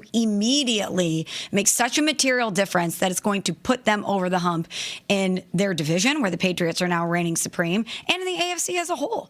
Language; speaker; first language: English; native; English